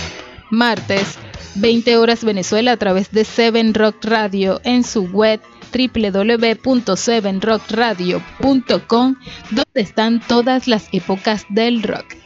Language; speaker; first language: Spanish; native; Spanish